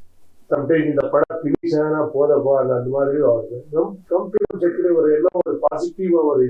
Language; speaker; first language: Tamil; non-native, learner; Kannada